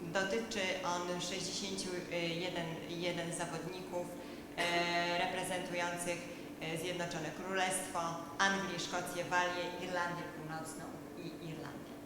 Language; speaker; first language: Polish; native; Polish